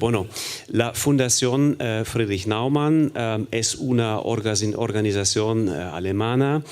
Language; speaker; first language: Spanish; non-native, fluent; German